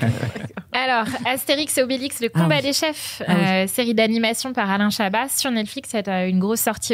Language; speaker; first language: French; native; French